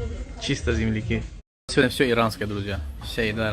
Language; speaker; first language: Russian; non-native, local second language; Tajik